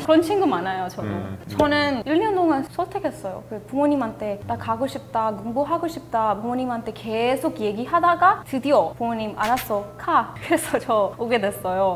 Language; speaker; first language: Korean; non-native, fluent; English